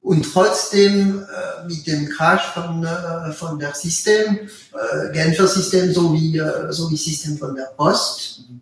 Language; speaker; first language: German; non-native, local second language; French